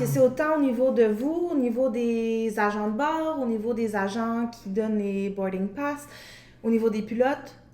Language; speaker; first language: French; native; French